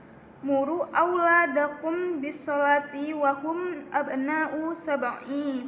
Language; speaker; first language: Arabic; non-native, learner; Indonesian